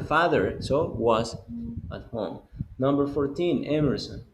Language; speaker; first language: English; non-native, fluent; Spanish